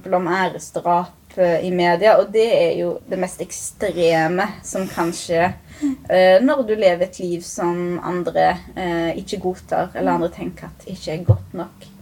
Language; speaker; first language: Norwegian; early bilingual, other home language; Arabic